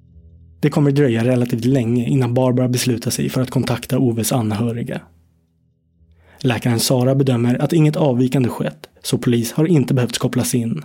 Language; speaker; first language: Swedish; native; Swedish